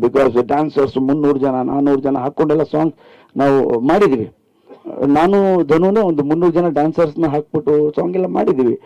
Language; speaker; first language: Kannada; native; Kannada